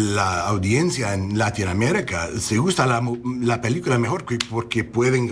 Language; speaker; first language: Spanish; early bilingual, heritage; Spanish